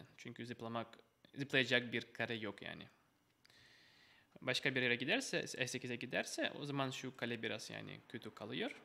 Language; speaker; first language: Turkish; non-native, fluent; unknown